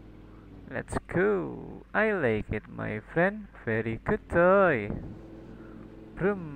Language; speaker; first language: English; non-native, learner; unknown